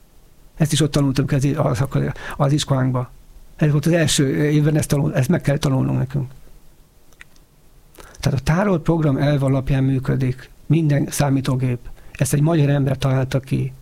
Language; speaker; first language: Hungarian; native; Hungarian